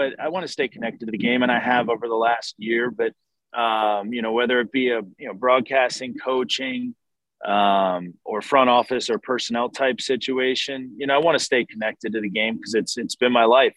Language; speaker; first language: English; native; English